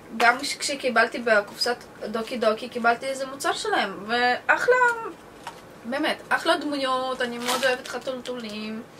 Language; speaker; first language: Hebrew; native; Hebrew